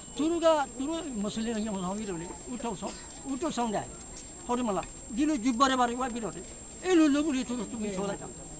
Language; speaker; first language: Burmese; non-native, local second language; Rohingya